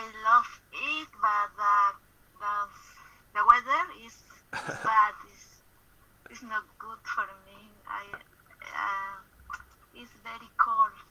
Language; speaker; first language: English; non-native, learner; Spanish